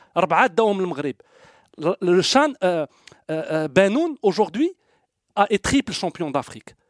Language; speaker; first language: French; non-native, local second language; Arabic